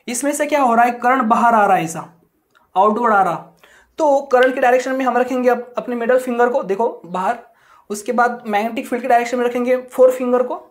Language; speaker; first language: Hindi; non-native, local second language; Marathi